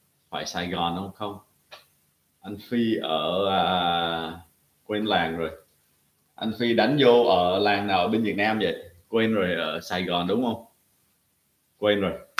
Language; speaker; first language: Vietnamese; early bilingual, heritage; Vietnamese